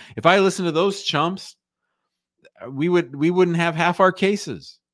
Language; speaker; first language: English; native; English